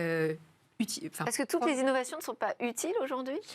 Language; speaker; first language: French; native; French